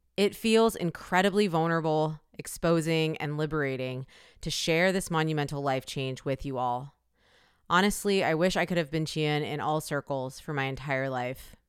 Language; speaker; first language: English; early bilingual, other home language; Korean